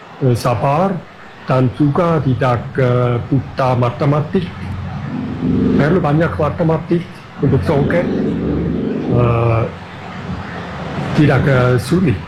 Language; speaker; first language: Indonesian; non-native, fluent; German